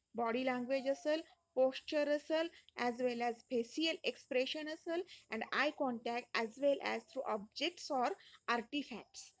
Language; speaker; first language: English; non-native, local second language; Marathi